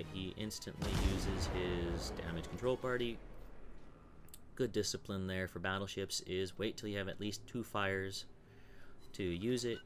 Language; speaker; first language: English; native; English